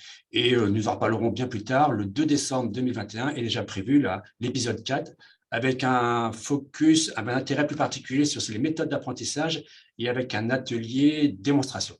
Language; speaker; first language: French; native; French